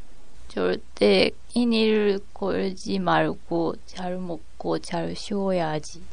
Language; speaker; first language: Korean; non-native, learner; Japanese